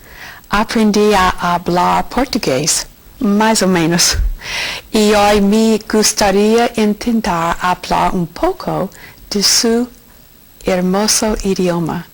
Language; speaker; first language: Spanish; non-native, learner; English